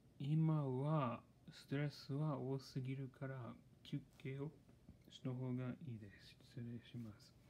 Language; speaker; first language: Japanese; non-native, learner; English